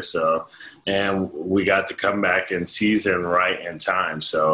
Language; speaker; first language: English; native; English